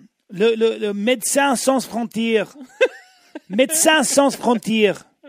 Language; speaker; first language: French; non-native, learner; English